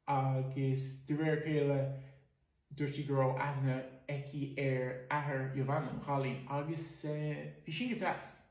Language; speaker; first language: Irish; native; Irish